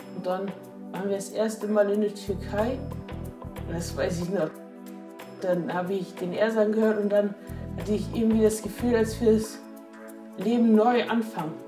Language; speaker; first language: German; native; German